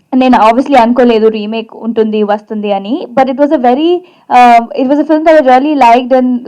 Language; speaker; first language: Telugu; non-native, fluent; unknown